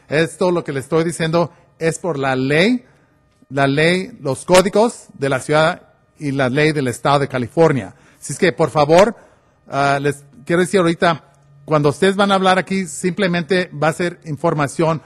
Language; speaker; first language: Spanish; early bilingual, heritage; Spanish